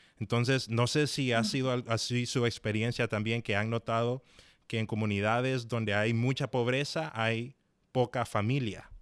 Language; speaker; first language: Spanish; native; Spanish